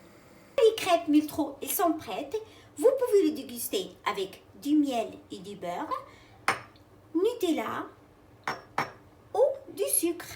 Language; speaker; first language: French; non-native, local second language; Arabic